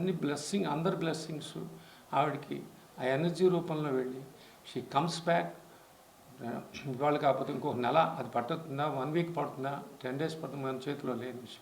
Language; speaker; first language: Telugu; native; Telugu